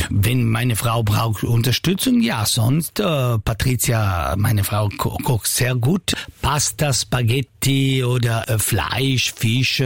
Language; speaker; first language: German; non-native, learner; Italian